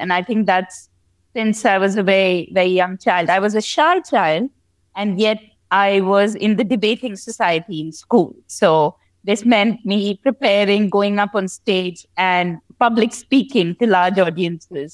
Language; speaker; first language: English; non-native, local second language; Hindi